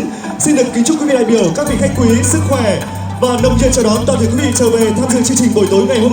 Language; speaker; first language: Vietnamese; native; Vietnamese